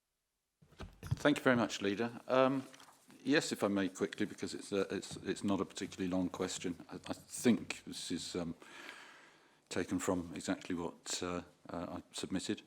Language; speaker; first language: English; native; English